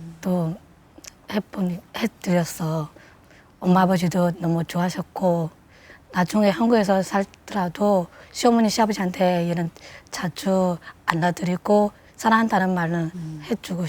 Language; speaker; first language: Korean; non-native, learner; Chinese